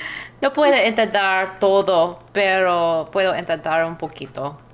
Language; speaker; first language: Spanish; non-native, learner; English